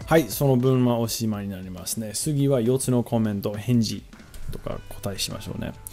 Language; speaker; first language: Japanese; non-native, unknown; English